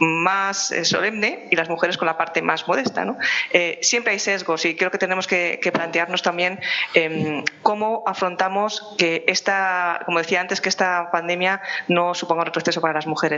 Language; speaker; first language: Spanish; native; Spanish